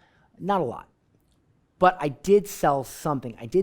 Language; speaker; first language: English; native; English